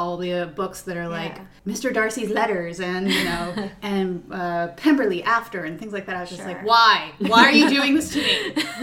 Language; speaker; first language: English; native; English